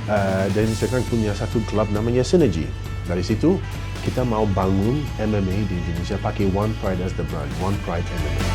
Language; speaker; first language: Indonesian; non-native, fluent; English